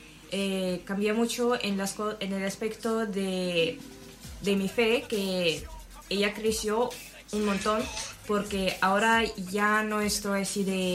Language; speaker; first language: Spanish; non-native, learner; Ukrainian